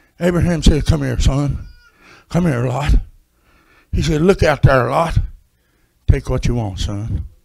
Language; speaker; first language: English; native; English